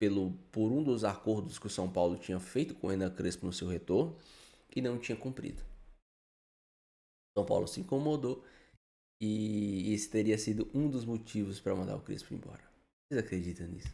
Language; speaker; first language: Portuguese; native; Portuguese